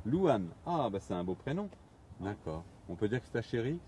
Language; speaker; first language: French; native; French